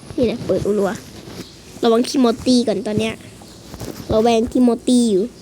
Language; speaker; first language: Thai; native; Thai